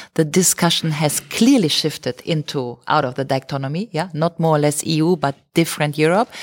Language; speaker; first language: English; non-native, fluent; German